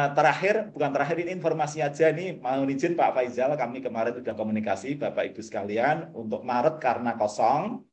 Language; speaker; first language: Indonesian; non-native, local second language; Javanese